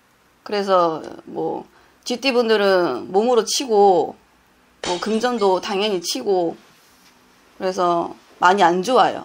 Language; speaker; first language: Korean; native; Korean